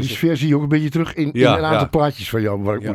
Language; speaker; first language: Dutch; native; Dutch